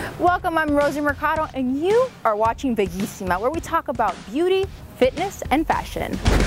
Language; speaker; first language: English; early bilingual, other home language; Spanish